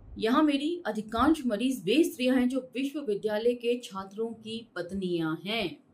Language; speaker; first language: Hindi; native; Hindi